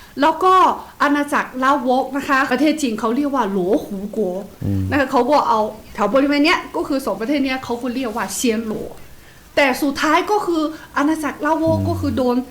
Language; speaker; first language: Thai; non-native, fluent; Chinese